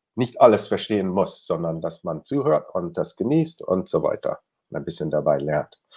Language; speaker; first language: German; non-native, fluent; English